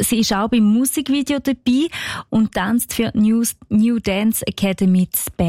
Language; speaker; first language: German; native; German